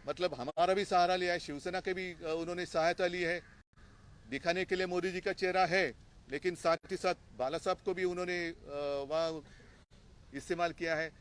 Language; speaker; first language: Hindi; non-native, local second language; Marathi